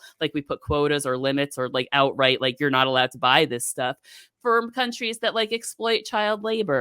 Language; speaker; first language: English; native; English